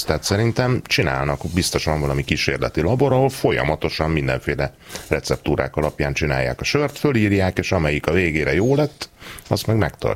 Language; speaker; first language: Hungarian; native; Hungarian